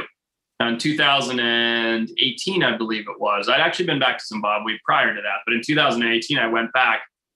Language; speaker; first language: English; native; English